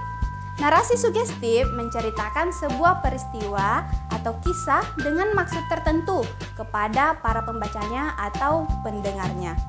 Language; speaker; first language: Indonesian; native; Indonesian